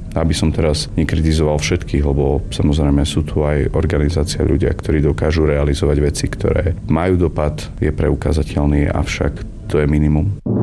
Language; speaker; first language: Slovak; native; Slovak